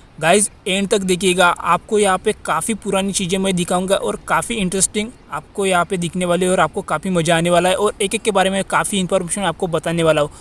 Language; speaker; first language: Hindi; non-native, local second language; Marathi